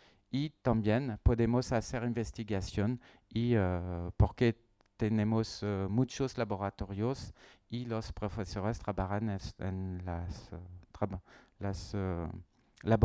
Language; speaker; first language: Spanish; non-native, learner; French